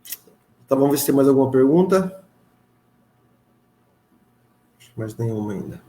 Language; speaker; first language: Portuguese; native; Portuguese